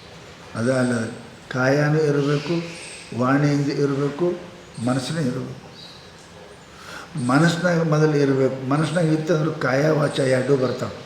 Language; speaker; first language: Kannada; native; Kannada